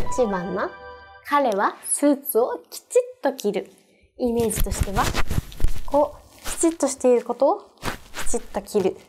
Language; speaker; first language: Japanese; native; Japanese